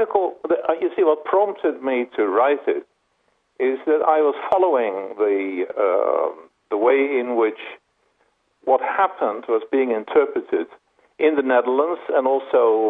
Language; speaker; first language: English; non-native, fluent; Dutch